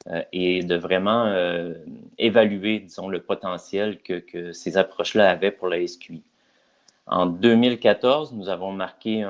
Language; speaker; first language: French; native; French